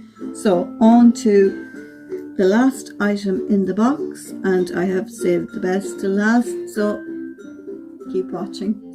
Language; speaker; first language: English; native; English